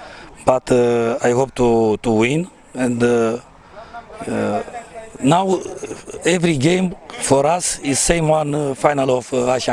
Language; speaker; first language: English; non-native, learner; Romanian